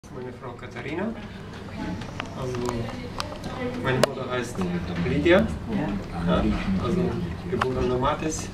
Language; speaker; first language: German; early bilingual, heritage; German